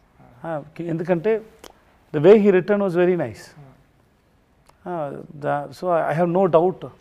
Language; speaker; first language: Telugu; non-native, learner; Tamil